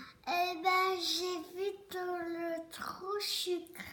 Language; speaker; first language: French; early bilingual, other home language; Turkish